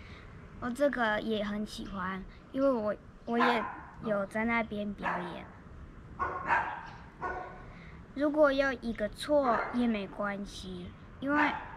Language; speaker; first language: Chinese; early bilingual, other home language; Russian